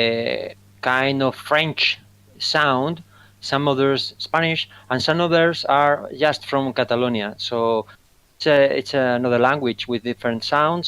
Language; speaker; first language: English; non-native, fluent; Spanish